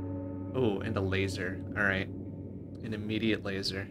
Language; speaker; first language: English; native; English